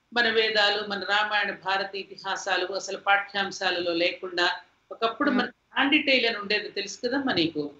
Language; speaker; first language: Telugu; native; Telugu